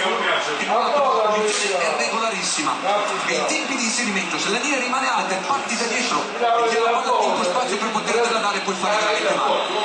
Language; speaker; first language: Italian; native; Italian